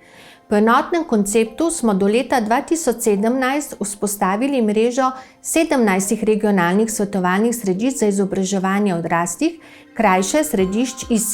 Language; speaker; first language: Slovenian; native; Slovenian